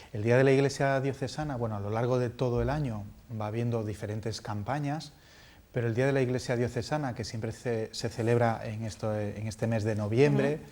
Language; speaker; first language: Spanish; native; Spanish